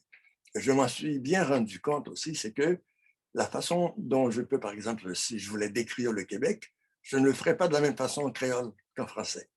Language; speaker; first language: French; non-native, local second language; Haitian Creole